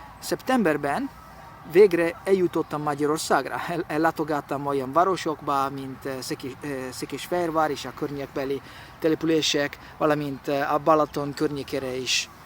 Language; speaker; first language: Hungarian; non-native, learner; Italian